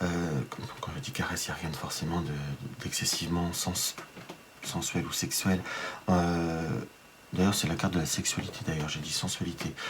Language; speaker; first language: French; native; French